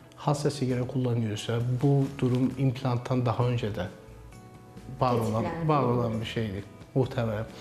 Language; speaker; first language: Turkish; native; Turkish